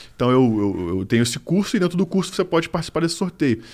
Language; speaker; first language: Portuguese; native; Portuguese